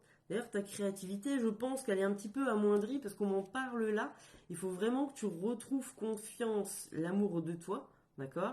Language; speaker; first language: French; native; French